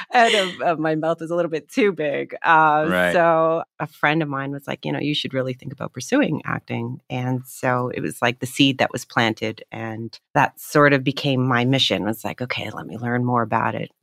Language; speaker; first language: English; native; English